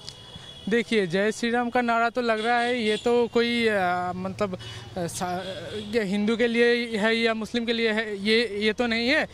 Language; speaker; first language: Hindi; non-native, local second language; Bangla